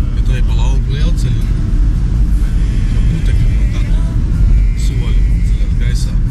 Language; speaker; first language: Latvian; native; Latvian